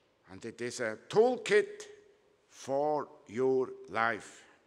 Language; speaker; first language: English; non-native, fluent; German